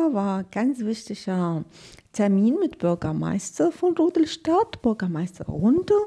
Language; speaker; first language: German; non-native, learner; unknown